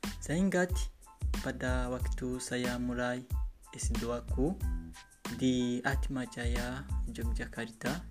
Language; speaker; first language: Indonesian; non-native, learner; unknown